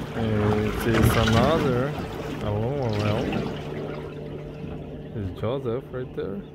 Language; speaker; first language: English; non-native, learner; Ukrainian